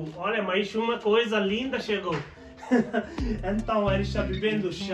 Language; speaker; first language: Portuguese; non-native, learner; Hindi